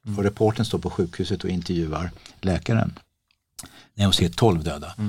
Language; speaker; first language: Swedish; native; Swedish